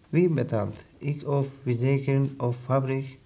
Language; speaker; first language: Dutch; non-native, learner; Turkish